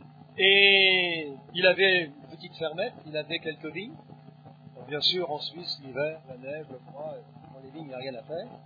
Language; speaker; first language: French; native; French